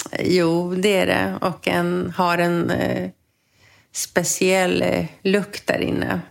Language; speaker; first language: Swedish; native; Swedish